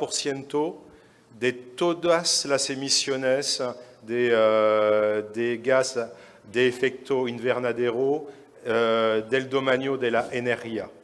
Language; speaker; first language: Spanish; non-native, fluent; French